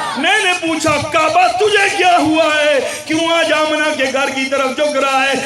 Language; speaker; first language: Urdu; non-native, local second language; Pashto